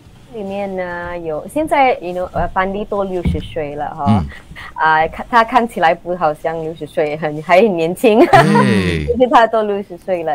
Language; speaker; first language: Chinese; non-native, local second language; English